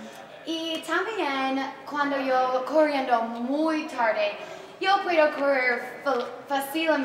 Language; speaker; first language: Spanish; non-native, learner; English